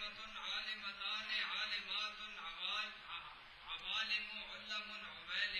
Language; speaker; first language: Arabic; non-native, learner; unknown